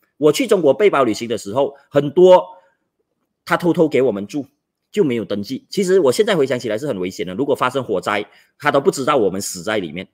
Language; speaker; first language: Chinese; native; Chinese